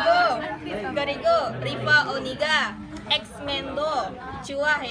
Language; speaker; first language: Korean; non-native, learner; Indonesian